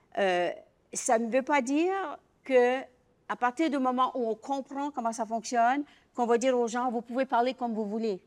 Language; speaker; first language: French; native; French